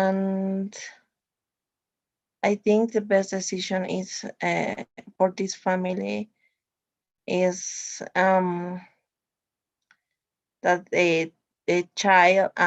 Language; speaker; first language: English; non-native, learner; Spanish